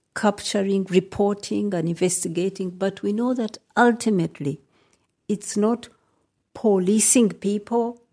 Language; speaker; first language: English; non-native, local second language; Nyankole